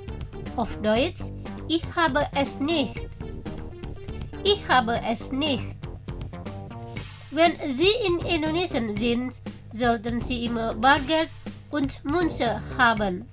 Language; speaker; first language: German; non-native, fluent; Indonesian